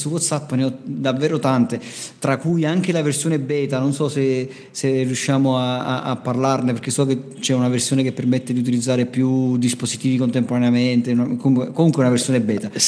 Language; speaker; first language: Italian; native; Italian